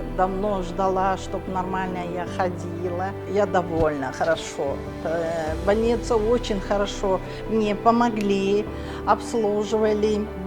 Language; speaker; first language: Russian; non-native, local second language; Kyrgyz